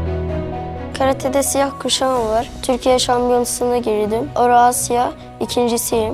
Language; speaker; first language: Turkish; early bilingual, other home language; Arabic